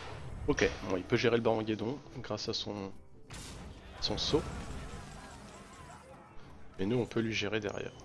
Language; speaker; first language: French; native; French